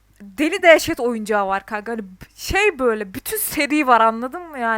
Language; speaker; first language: Turkish; native; Turkish